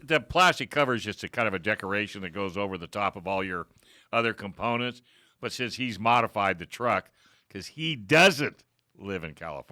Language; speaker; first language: English; native; English